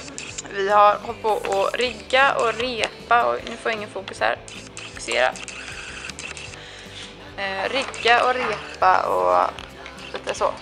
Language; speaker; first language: Swedish; native; Swedish